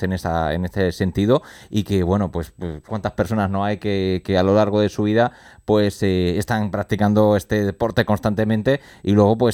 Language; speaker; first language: Spanish; native; Spanish